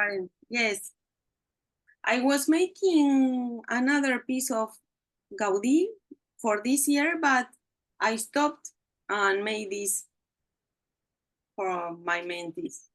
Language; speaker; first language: English; non-native, learner; Spanish